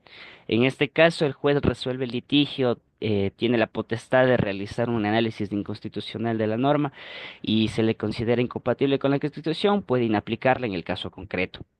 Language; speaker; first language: Spanish; native; Spanish